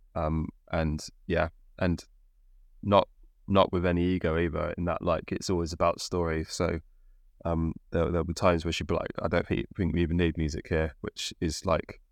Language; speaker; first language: English; native; English